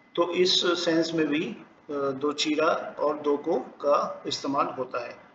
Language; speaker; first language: Urdu; native; Urdu